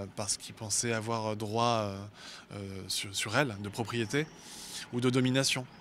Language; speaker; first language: French; native; French